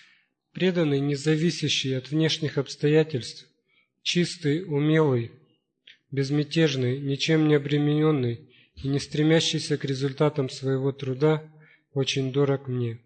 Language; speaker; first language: Russian; native; Russian